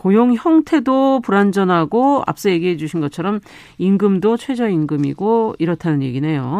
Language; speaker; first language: Korean; native; Korean